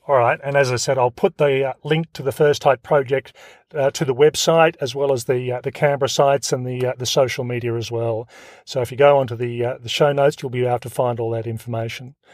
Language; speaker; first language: English; native; English